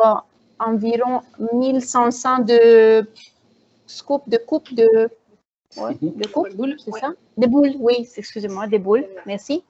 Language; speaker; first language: French; non-native, fluent; Romanian